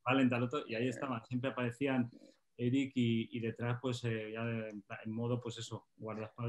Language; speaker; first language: Spanish; native; Spanish